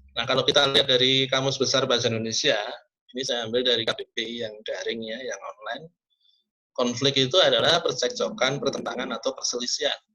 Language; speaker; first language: Indonesian; non-native, local second language; Javanese